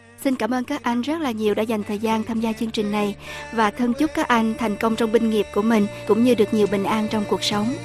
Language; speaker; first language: Vietnamese; native; Vietnamese